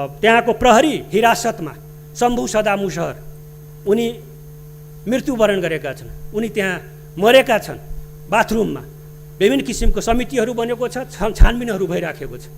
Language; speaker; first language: Nepali; non-native, local second language; Maithili